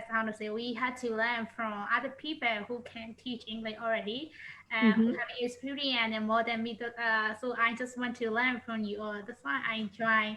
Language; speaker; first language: English; non-native, learner; Burmese